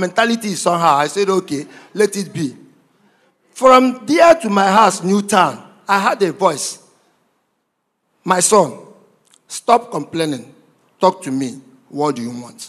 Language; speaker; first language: English; non-native, local second language; Igbo